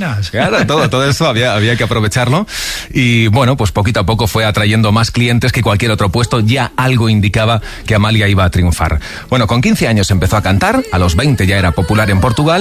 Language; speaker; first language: Spanish; native; Spanish